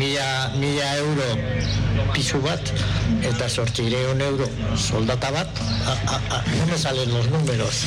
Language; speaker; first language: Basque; non-native, local second language; Spanish